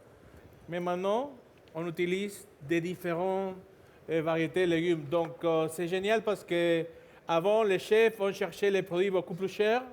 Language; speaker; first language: French; non-native, fluent; Spanish